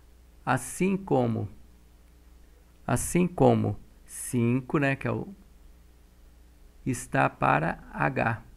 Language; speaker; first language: Portuguese; native; Portuguese